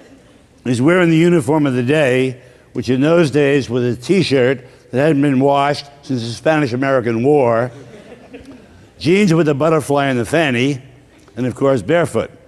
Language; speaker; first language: English; native; English